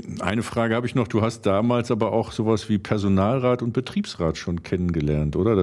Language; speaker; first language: German; native; German